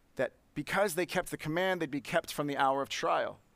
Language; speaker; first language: English; native; English